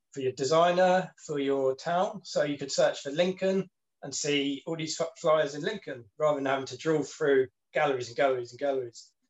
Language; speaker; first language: English; native; English